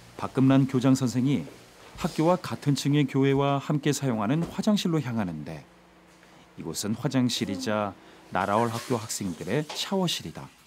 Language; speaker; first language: Korean; native; Korean